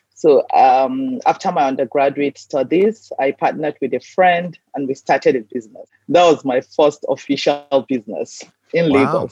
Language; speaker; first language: English; non-native, local second language; Hausa